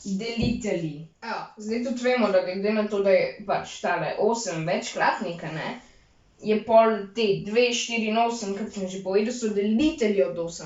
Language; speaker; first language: Slovenian; native; Slovenian